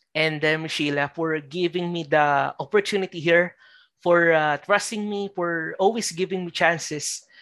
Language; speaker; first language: English; non-native, local second language; Filipino